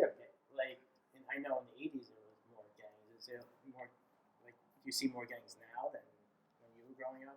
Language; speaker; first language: English; native; English